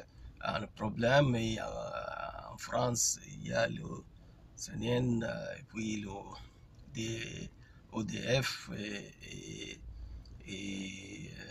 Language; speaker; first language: French; non-native, fluent; Arabic